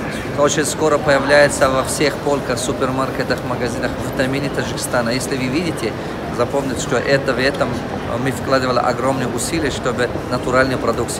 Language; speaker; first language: Russian; non-native, local second language; Tajik